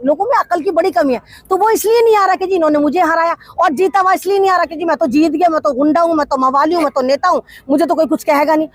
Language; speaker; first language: Hindi; native; Hindi